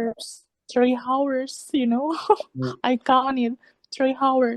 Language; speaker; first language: English; non-native, learner; Indonesian